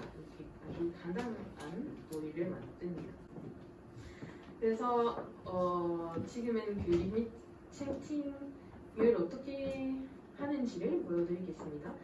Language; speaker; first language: Korean; non-native, fluent; French